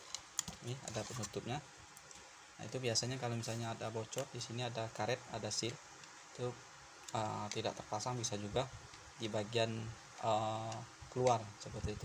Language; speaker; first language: Indonesian; native; Indonesian